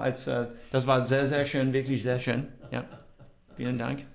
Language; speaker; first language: German; non-native, learner; English